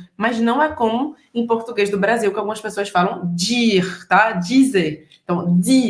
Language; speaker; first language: Portuguese; native; Portuguese